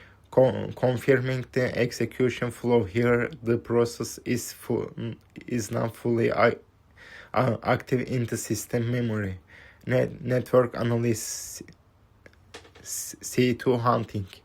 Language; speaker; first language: English; non-native, fluent; Turkish